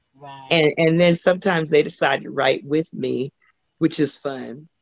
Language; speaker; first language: English; native; English